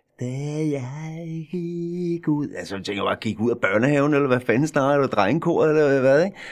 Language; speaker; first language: Danish; native; Danish